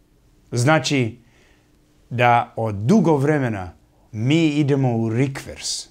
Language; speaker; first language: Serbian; early bilingual, heritage; English